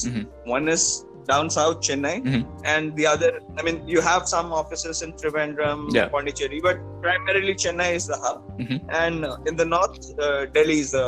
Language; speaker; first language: English; non-native, local second language; Telugu